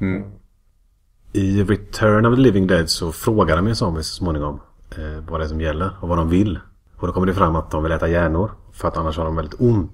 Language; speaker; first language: Swedish; native; Swedish